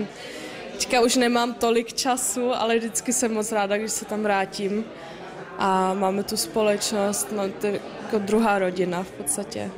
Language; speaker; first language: Czech; non-native, local second language; German